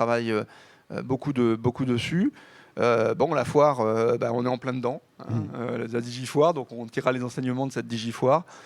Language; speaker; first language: French; native; French